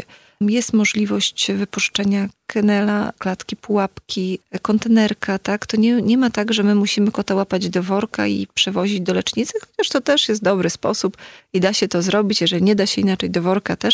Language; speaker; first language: Polish; native; Polish